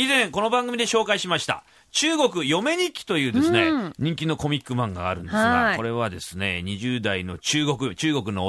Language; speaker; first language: Japanese; native; Japanese